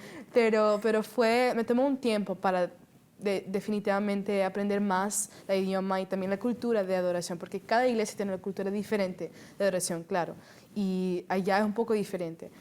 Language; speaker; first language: Spanish; early bilingual, heritage; Spanish